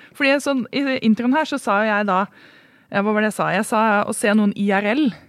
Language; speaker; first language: Norwegian; native; Norwegian